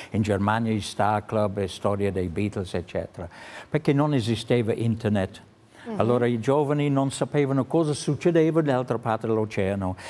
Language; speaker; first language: Italian; non-native, fluent; English